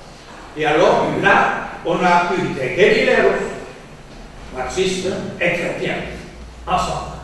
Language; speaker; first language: French; non-native, fluent; Spanish